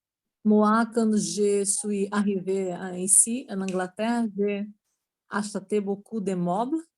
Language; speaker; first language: French; non-native, learner; Portuguese